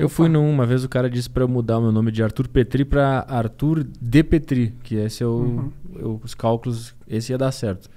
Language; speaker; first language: Portuguese; native; Portuguese